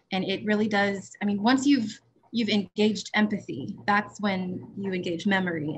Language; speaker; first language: English; native; English